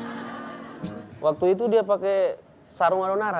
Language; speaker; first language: Indonesian; native; Indonesian